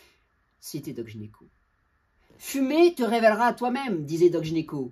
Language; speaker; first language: French; native; French